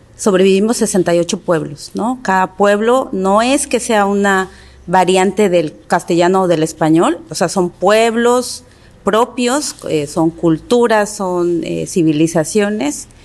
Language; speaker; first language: Spanish; non-native, local second language; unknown